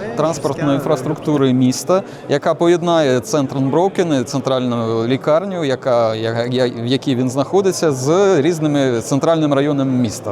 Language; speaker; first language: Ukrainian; non-native, fluent; French